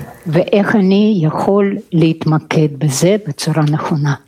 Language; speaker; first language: Hebrew; non-native, fluent; Russian